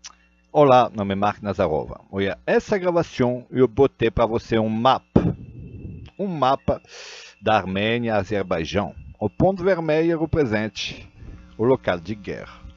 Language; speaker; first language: Portuguese; non-native, fluent; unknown